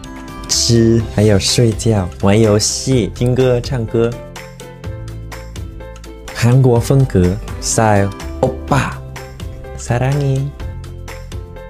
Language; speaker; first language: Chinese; non-native, learner; Thai